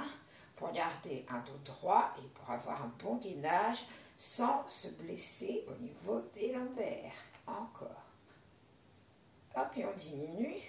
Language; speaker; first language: French; native; French